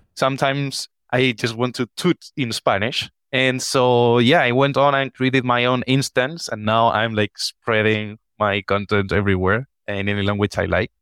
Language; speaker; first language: English; non-native, fluent; Spanish